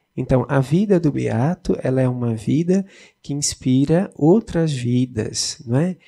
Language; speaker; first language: Portuguese; native; Portuguese